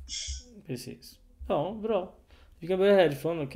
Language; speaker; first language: Swedish; non-native, learner; Urdu